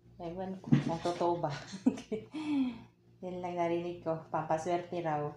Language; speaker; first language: Filipino; non-native, local second language; Cebuano